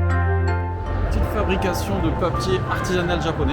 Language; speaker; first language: French; native; French